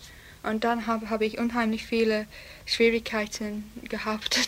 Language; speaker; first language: German; non-native, learner; English